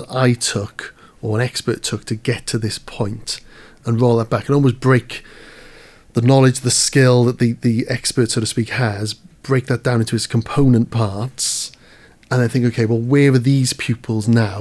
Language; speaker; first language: English; native; English